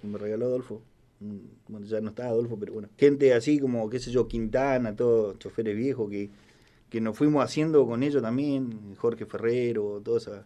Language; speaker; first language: Spanish; native; Spanish